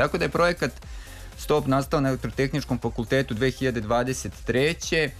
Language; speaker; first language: Serbian; native; Serbian